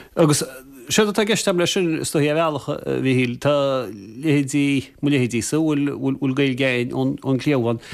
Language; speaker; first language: Irish; native; Irish